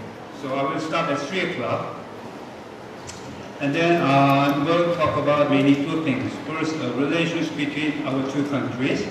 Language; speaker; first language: English; non-native, fluent; Korean